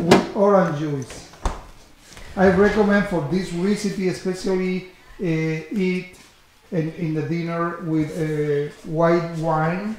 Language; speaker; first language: English; non-native, learner; Spanish